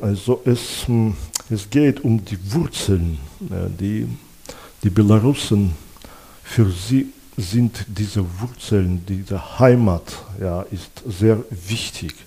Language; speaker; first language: German; non-native, fluent; Belarusian